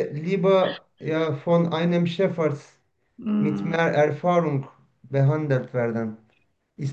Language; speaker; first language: German; non-native, learner; Turkish